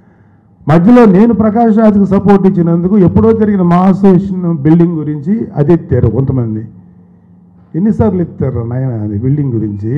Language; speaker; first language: Telugu; native; Telugu